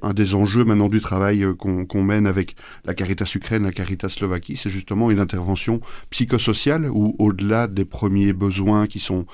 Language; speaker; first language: French; native; French